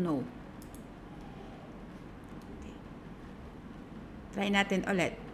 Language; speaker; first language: Filipino; native; Filipino